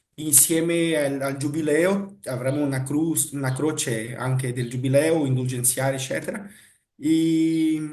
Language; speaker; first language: Italian; non-native, fluent; Portuguese